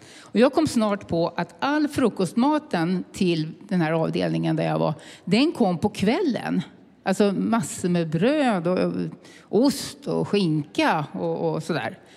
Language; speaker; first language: Swedish; native; Swedish